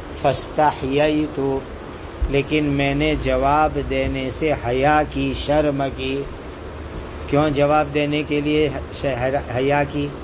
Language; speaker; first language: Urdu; non-native, local second language; Gujarati